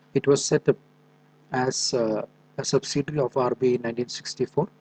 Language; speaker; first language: English; non-native, local second language; Malayalam